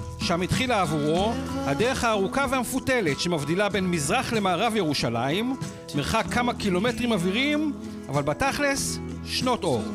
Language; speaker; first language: Hebrew; native; Hebrew